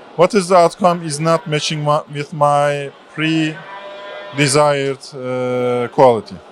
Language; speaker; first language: English; non-native, fluent; Turkish